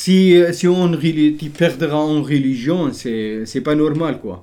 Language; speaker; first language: French; non-native, learner; Kurdish